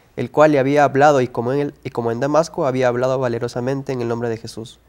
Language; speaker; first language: Spanish; native; Spanish